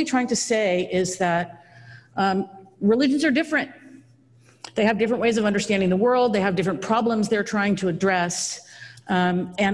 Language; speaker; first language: English; native; English